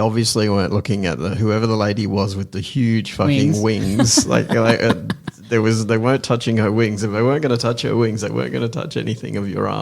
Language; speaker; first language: English; native; English